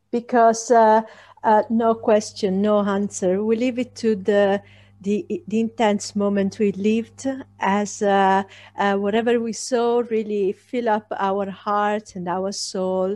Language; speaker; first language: English; non-native, fluent; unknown